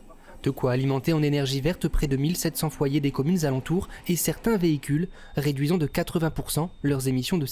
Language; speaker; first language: French; native; French